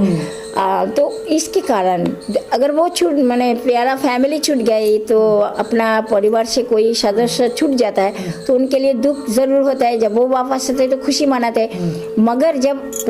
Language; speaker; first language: Hindi; non-native, local second language; Bangla